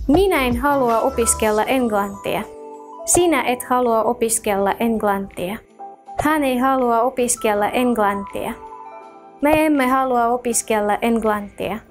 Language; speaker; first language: Finnish; non-native, fluent; Russian